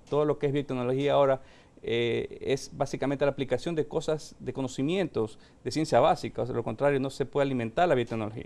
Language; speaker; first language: Spanish; native; Spanish